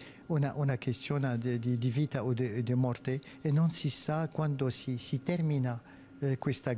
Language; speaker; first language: Italian; non-native, fluent; Arabic